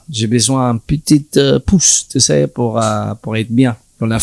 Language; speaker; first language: French; non-native, learner; English